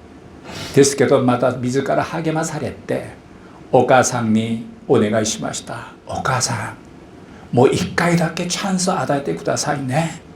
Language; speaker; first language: Japanese; non-native, fluent; Korean